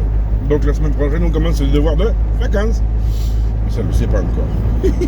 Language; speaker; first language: French; native; French